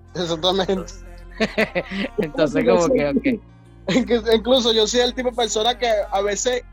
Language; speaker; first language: Spanish; native; Spanish